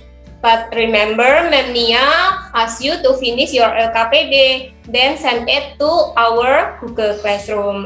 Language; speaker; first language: English; non-native, learner; Indonesian